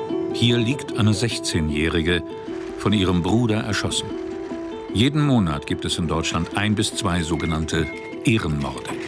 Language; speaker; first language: German; native; German